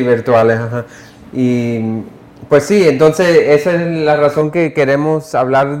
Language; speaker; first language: Spanish; early bilingual, heritage; English